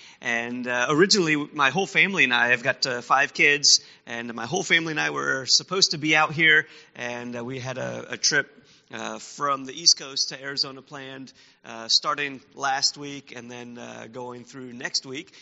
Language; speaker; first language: English; native; English